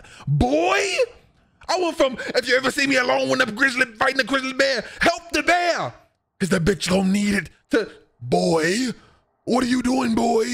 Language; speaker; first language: English; native; English